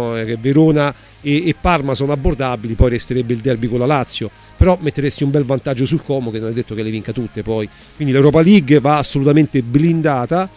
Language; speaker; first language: Italian; native; Italian